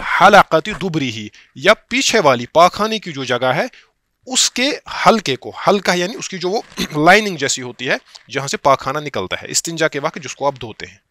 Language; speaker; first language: Urdu; non-native, local second language; Kashmiri